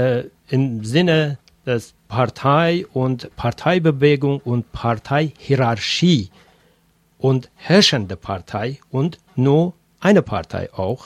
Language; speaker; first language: German; non-native, fluent; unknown